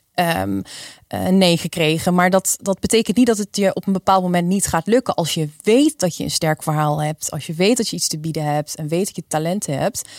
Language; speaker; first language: Dutch; native; Dutch